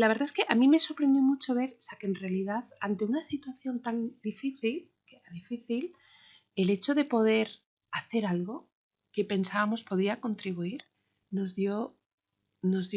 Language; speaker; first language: Spanish; native; Spanish